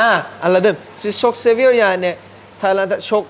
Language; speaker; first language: Turkish; non-native, learner; Thai